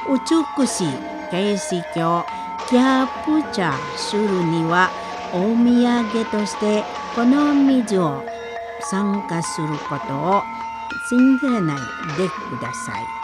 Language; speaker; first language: Japanese; non-native, learner; Indonesian